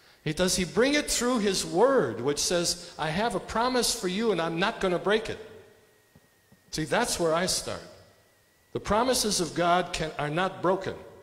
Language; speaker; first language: English; native; English